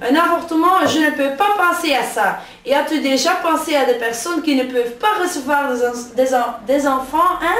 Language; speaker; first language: French; non-native, learner; Dutch